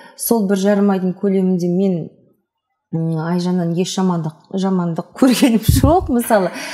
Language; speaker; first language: Kazakh; non-native, local second language; Russian